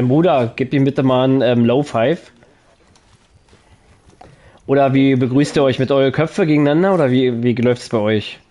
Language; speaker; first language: German; native; German